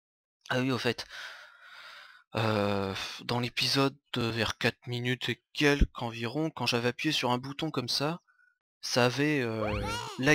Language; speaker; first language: French; native; French